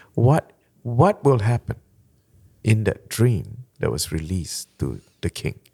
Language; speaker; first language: English; non-native, local second language; Malay